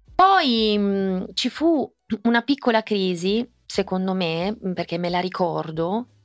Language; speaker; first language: Italian; native; Italian